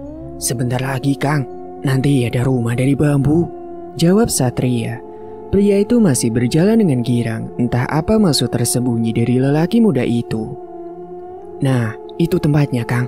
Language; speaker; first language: Indonesian; native; Indonesian